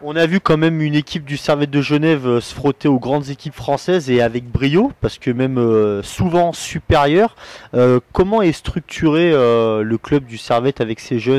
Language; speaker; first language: French; native; French